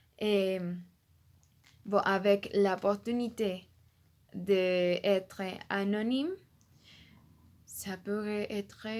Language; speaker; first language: French; non-native, learner; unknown